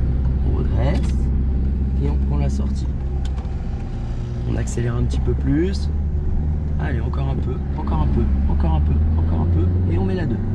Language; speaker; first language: French; native; French